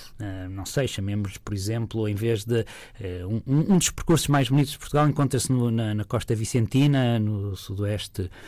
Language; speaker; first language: Portuguese; native; Portuguese